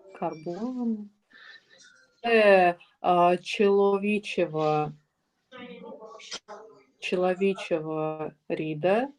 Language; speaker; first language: Ukrainian; non-native, learner; Russian